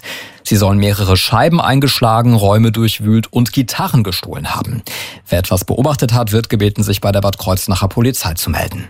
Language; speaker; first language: German; native; German